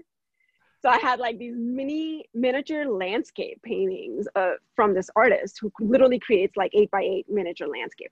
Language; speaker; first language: English; non-native, local second language; Gujarati